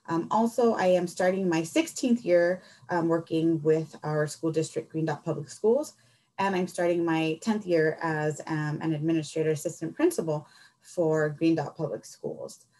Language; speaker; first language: English; early bilingual, other home language; Spanish